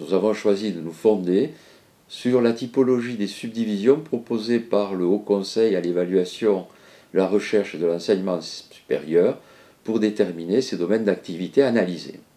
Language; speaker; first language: French; native; French